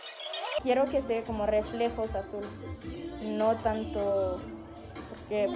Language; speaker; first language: Spanish; non-native, learner; French